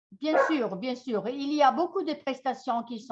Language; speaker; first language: French; non-native, fluent; Italian